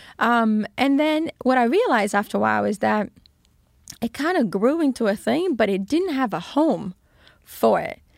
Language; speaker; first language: English; non-native, fluent; Portuguese